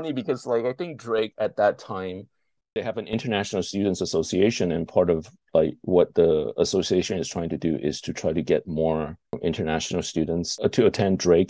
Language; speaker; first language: English; non-native, local second language; Chinese